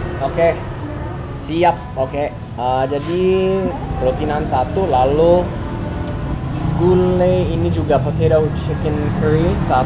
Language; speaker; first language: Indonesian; non-native, learner; English